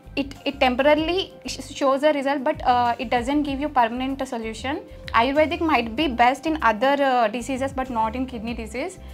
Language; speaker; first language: English; non-native, local second language; Telugu